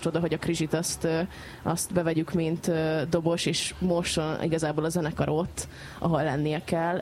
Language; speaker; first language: Hungarian; native; Hungarian